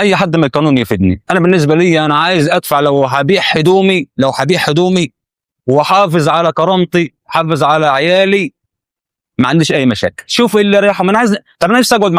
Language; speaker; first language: Arabic; native; Arabic